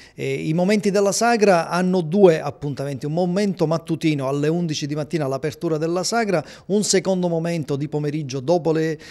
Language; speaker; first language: Italian; native; Italian